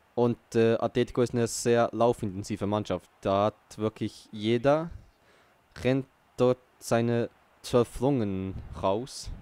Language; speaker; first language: German; early bilingual, other home language; Portuguese